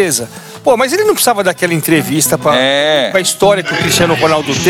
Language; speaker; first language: Portuguese; native; Portuguese